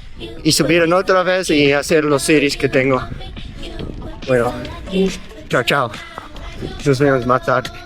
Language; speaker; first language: Spanish; non-native, learner; Dutch